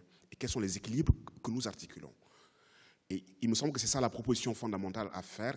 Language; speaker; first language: French; native; French